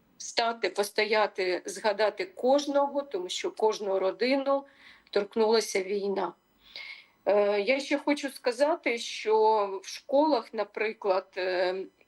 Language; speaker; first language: Ukrainian; native; Ukrainian